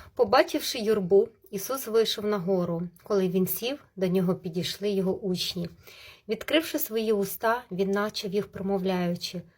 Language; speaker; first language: Ukrainian; non-native, local second language; Russian